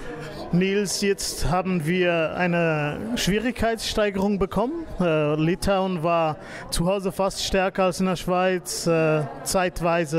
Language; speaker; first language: German; native; German